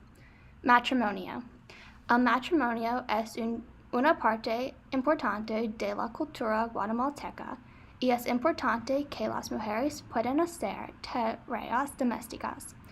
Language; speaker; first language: Spanish; non-native, learner; English